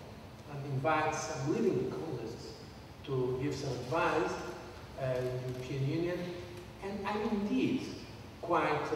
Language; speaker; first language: English; non-native, fluent; Portuguese